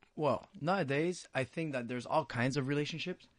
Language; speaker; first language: English; native; English